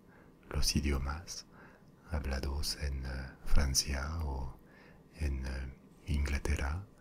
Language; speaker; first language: Spanish; non-native, fluent; French